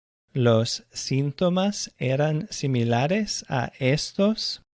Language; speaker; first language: Spanish; non-native, fluent; English